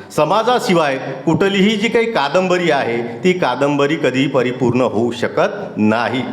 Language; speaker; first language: Marathi; native; Marathi